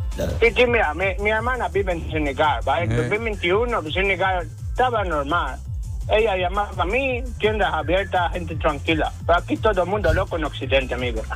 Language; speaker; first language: Spanish; non-native, learner; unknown